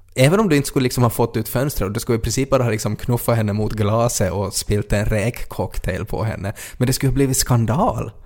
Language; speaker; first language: Swedish; native; Swedish